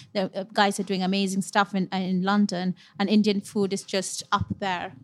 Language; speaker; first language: English; non-native, local second language; Punjabi